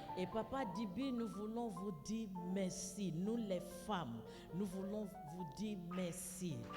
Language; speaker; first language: French; non-native, fluent; Yoruba